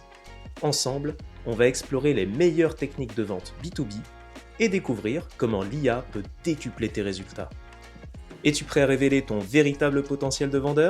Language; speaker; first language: French; native; French